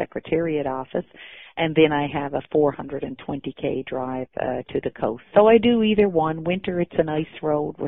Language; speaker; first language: English; native; English